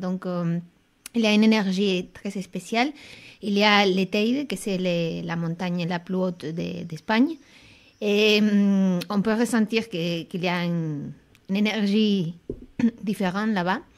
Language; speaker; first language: French; non-native, fluent; Spanish